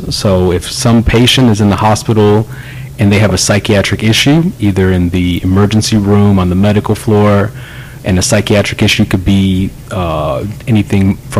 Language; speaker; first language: English; native; English